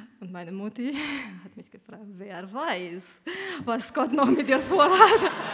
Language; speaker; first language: German; early bilingual, other home language; Romanian